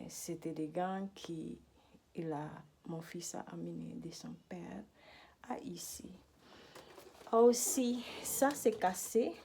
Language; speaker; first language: French; non-native, learner; Dutch